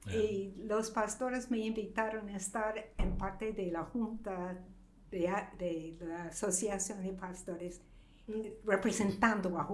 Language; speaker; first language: Spanish; non-native, fluent; English